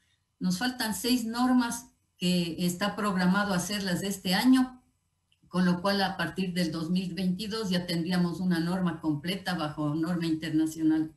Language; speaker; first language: Spanish; native; Spanish